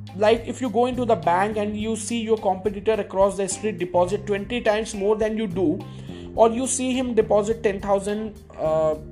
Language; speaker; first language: English; non-native, local second language; Hindi